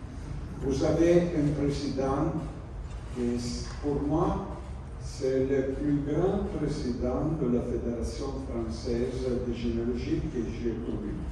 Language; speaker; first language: French; non-native, learner; Italian